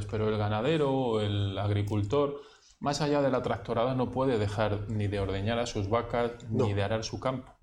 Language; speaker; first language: Spanish; native; Spanish